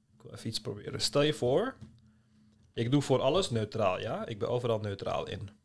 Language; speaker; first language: Dutch; early bilingual, other home language; Turkish